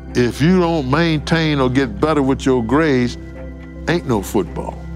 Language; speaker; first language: English; native; English